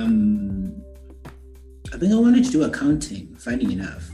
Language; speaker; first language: English; non-native, local second language; North Ndebele